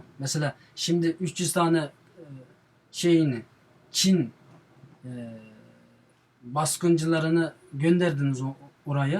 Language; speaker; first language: Turkish; non-native, fluent; Uyghur